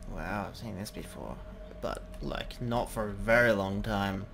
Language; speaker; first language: English; native; English